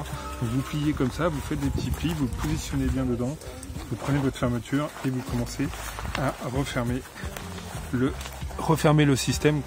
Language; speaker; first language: French; native; French